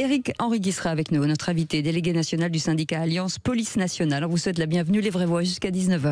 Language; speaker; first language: French; native; French